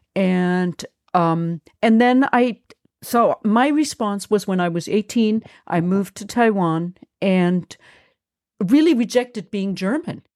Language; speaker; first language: English; non-native, fluent; German